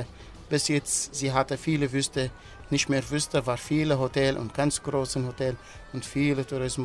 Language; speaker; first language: German; non-native, learner; Arabic